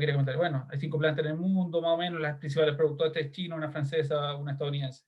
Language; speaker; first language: Spanish; native; Spanish